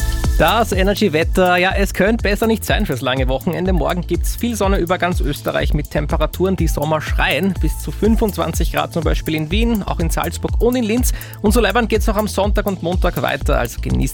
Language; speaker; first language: German; native; German